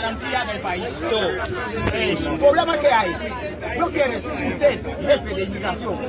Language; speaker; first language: Spanish; non-native, learner; Haitian Creole